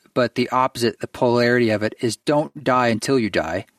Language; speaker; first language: English; native; English